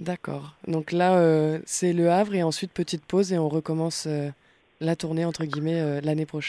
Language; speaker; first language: French; native; French